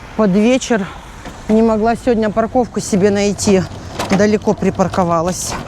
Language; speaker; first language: Russian; native; Russian